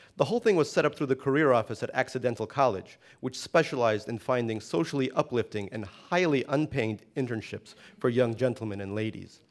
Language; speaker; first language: English; non-native, fluent; Russian